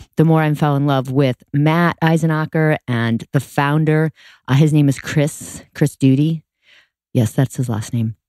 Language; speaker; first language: English; native; English